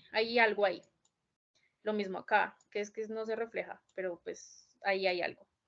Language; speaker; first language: Spanish; native; Spanish